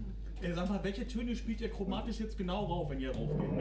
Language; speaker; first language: German; native; German